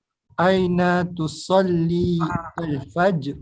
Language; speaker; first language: Arabic; non-native, learner; Malay